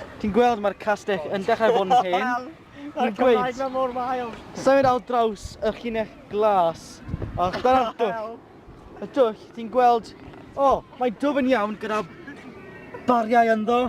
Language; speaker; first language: Welsh; non-native, local second language; English